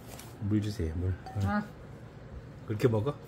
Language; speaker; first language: Korean; native; Korean